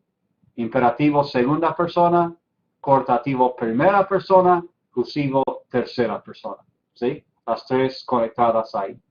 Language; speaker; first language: Spanish; non-native, fluent; English